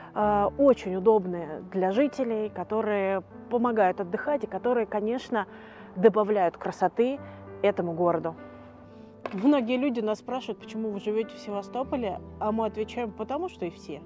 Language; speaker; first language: Russian; native; Russian